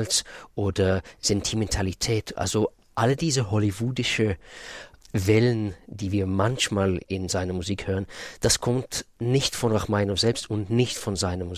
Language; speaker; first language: German; non-native, fluent; Russian